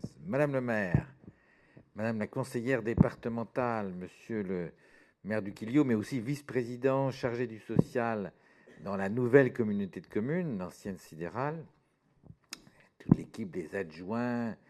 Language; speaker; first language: French; native; French